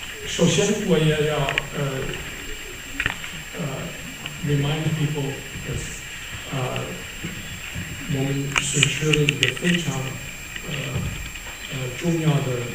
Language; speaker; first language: Chinese; non-native, fluent; English